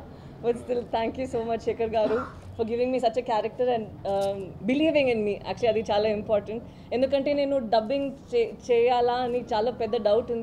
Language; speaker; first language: Telugu; non-native, fluent; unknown